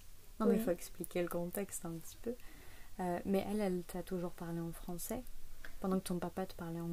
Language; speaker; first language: French; native; French